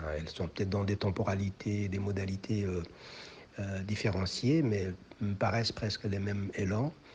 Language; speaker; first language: French; non-native, local second language; Somali